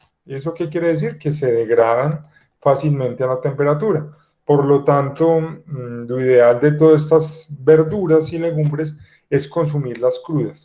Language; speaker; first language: Spanish; native; Spanish